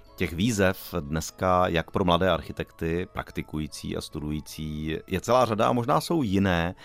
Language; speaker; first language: Czech; native; Czech